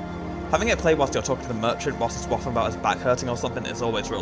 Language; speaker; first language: English; native; English